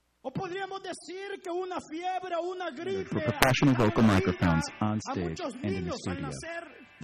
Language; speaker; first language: Spanish; native; Spanish